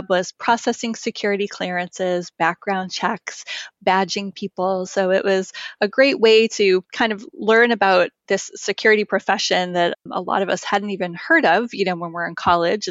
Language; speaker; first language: English; native; English